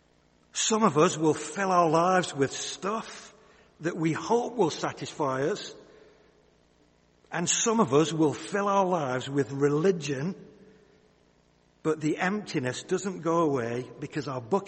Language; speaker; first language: English; native; English